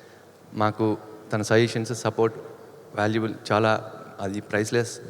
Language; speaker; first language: Telugu; native; Telugu